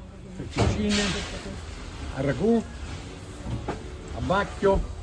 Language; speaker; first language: Italian; native; Italian